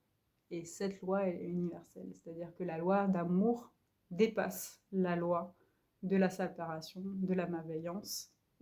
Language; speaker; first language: French; native; French